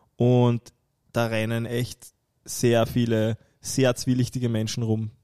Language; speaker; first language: German; native; German